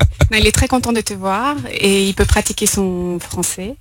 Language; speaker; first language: French; native; French